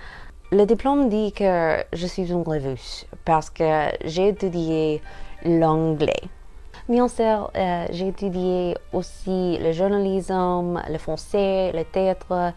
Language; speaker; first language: French; non-native, learner; English